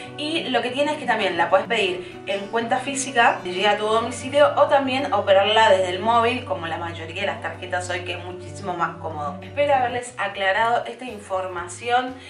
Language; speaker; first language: Spanish; native; Spanish